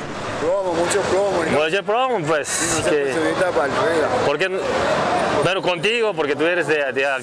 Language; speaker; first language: Spanish; non-native, learner; Korean